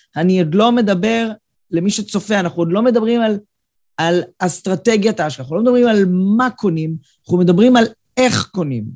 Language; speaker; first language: Hebrew; native; Hebrew